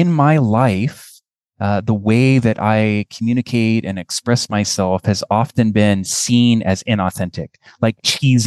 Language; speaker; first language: English; native; English